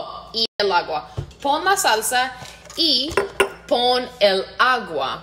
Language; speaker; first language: Spanish; non-native, learner; English